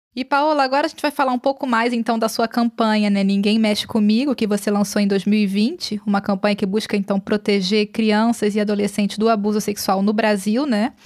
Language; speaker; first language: Portuguese; native; Portuguese